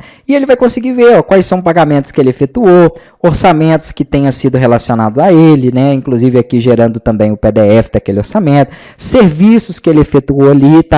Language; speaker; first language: Portuguese; native; Portuguese